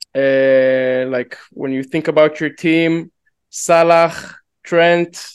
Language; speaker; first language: English; non-native, fluent; Hebrew